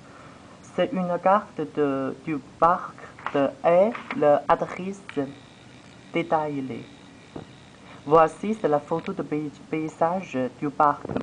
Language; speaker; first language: French; non-native, learner; Chinese